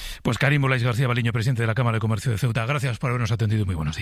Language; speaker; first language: Spanish; native; Spanish